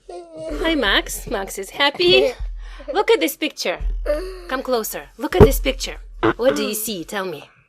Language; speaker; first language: English; non-native, fluent; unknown